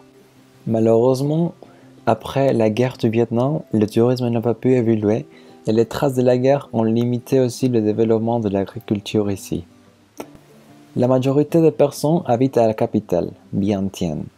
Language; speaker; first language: French; non-native, learner; Spanish